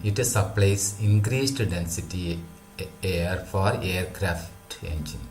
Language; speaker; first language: English; non-native, local second language; Tamil